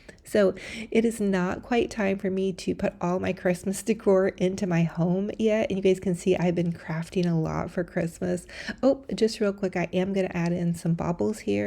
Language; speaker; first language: English; native; English